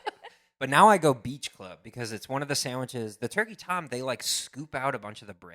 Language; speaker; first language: English; native; English